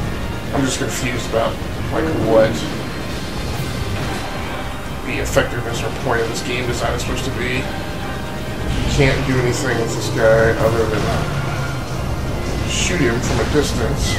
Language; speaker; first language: English; native; English